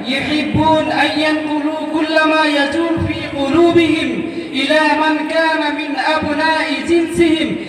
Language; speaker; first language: Arabic; non-native, learner; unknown